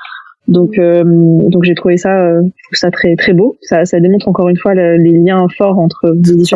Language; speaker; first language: French; native; French